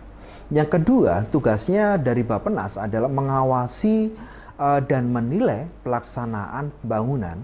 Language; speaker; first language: Indonesian; native; Indonesian